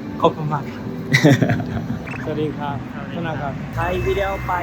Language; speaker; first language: Thai; non-native, learner; Japanese